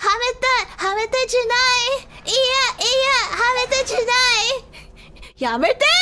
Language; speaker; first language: Japanese; non-native, learner; English